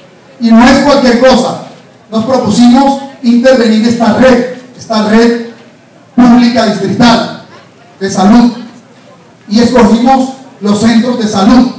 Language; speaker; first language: Spanish; native; Spanish